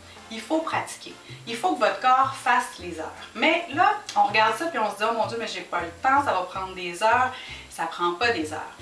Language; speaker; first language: French; native; French